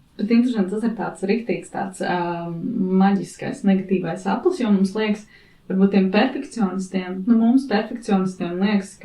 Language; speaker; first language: Latvian; native; Latvian